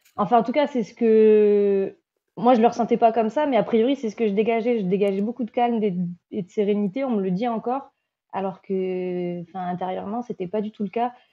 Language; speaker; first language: French; native; French